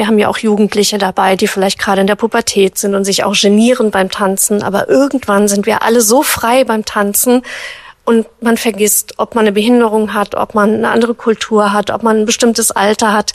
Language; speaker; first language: German; native; German